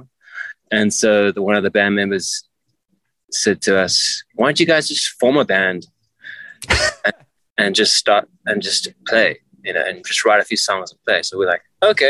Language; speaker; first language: English; native; English